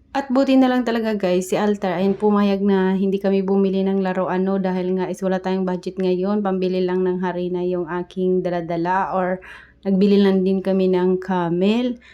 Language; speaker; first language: Filipino; non-native, local second language; Waray